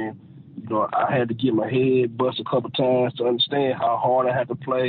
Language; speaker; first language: English; native; English